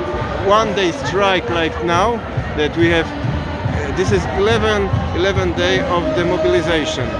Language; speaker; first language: English; non-native, fluent; Polish